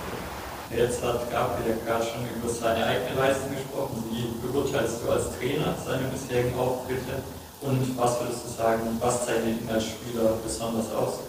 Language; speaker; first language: German; native; German